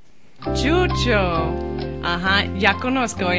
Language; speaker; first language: Spanish; non-native, learner; English